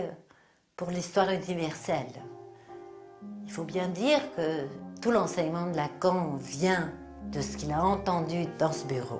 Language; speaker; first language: French; native; French